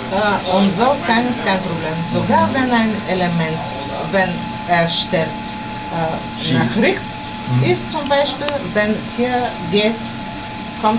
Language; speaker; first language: German; non-native, fluent; Bulgarian